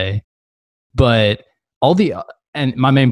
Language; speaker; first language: English; native; English